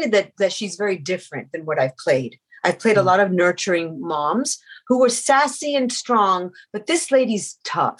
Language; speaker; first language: English; native; English